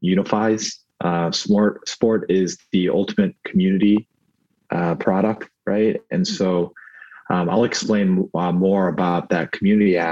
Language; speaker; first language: English; early bilingual, other home language; Korean